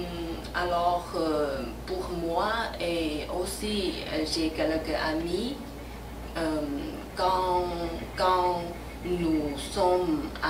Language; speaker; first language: French; non-native, learner; Chinese